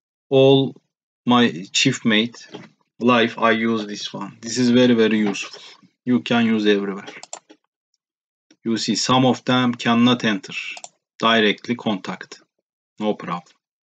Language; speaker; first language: English; non-native, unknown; Turkish